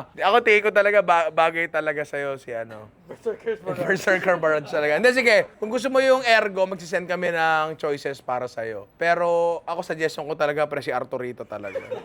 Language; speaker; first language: Filipino; native; Filipino